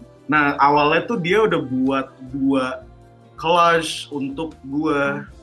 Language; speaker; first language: Indonesian; native; Indonesian